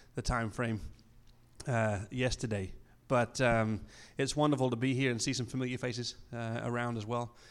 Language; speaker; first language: English; native; English